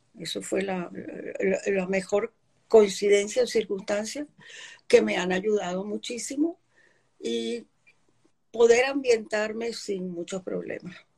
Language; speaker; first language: Spanish; early bilingual, other home language; Polish